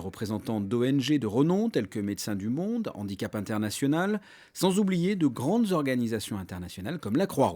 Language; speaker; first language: French; native; French